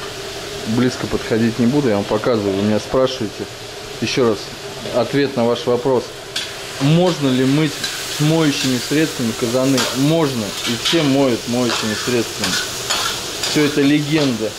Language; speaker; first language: Russian; native; Russian